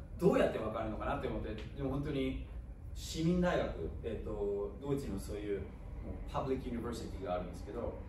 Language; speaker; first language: Japanese; non-native, fluent; German